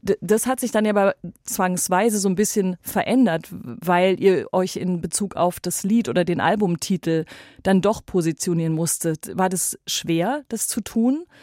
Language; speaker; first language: German; native; German